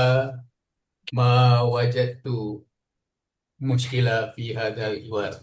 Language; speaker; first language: Arabic; non-native, learner; Malay